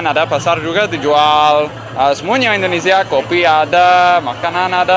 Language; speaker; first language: Indonesian; non-native, learner; English